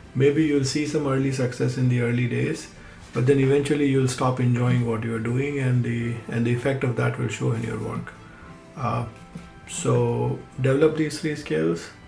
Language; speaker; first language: English; non-native, local second language; Hindi